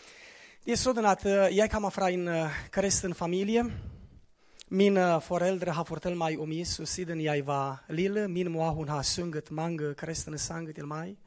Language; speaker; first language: Norwegian; non-native, fluent; Romanian